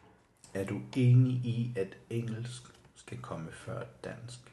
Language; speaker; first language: Danish; non-native, local second language; Kalaallisut